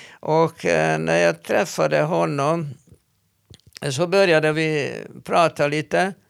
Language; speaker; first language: Swedish; non-native, fluent; Hungarian